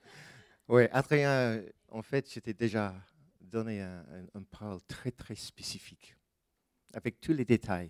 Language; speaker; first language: French; non-native, fluent; English